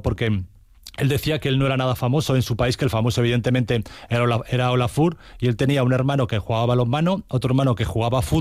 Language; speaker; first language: Spanish; native; Spanish